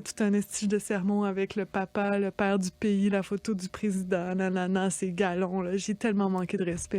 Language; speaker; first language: French; native; French